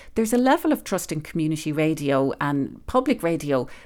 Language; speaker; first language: English; native; English